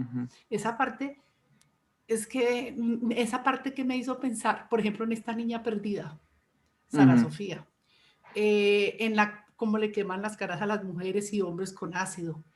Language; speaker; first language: Spanish; native; Spanish